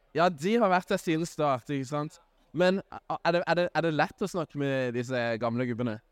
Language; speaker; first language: Norwegian; native; Norwegian